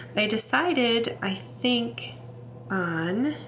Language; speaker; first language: English; native; English